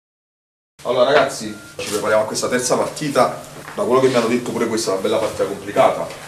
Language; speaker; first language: Italian; native; Italian